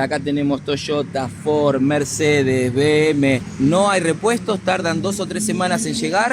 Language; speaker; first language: Spanish; native; Spanish